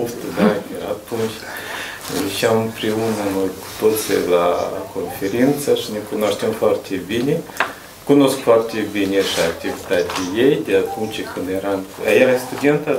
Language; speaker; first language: Romanian; non-native, local second language; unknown